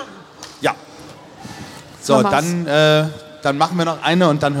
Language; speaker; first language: German; native; German